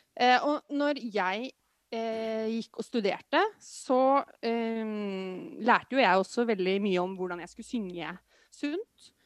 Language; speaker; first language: Norwegian; native; Norwegian